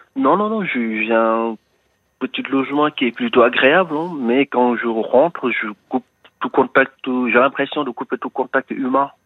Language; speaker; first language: French; non-native, local second language; Wolof